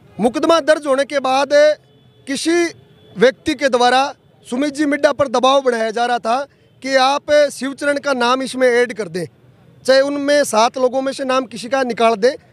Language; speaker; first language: Hindi; native; Hindi